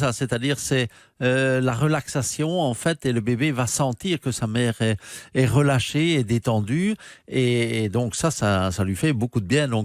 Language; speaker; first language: French; native; French